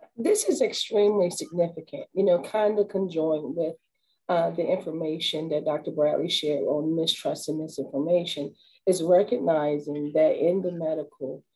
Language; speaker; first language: English; native; English